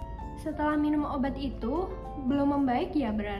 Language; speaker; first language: Indonesian; native; Indonesian